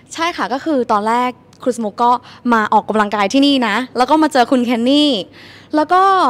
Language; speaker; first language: Thai; native; Thai